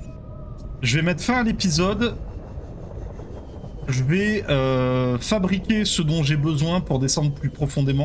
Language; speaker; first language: French; native; French